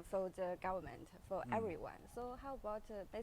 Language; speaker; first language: English; non-native, learner; Chinese